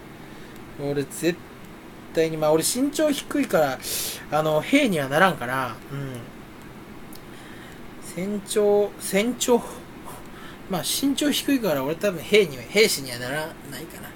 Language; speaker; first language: Japanese; native; Japanese